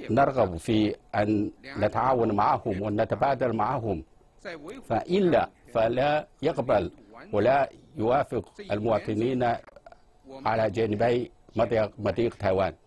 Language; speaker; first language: Arabic; non-native, fluent; Chinese